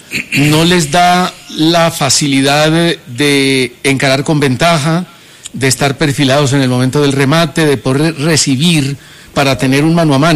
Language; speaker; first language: Spanish; native; Spanish